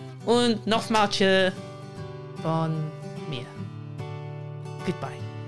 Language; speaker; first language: German; non-native, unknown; English